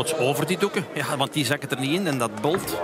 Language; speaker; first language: Dutch; native; Dutch